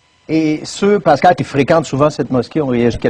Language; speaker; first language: French; native; French